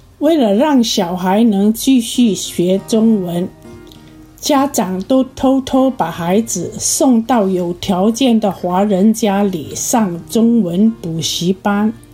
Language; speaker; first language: Chinese; early bilingual, heritage; Chinese